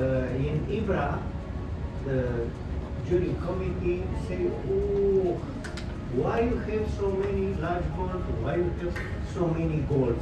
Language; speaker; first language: English; non-native, learner; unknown